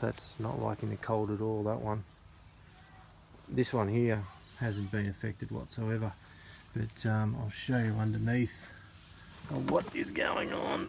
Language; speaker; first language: English; native; English